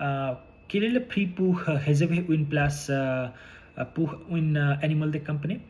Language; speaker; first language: French; non-native, learner; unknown